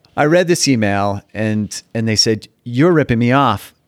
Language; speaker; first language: English; native; English